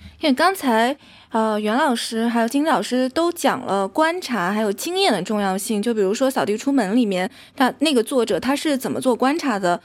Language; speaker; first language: Chinese; native; Chinese